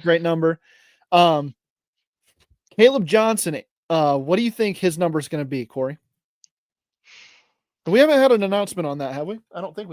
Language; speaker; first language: English; native; English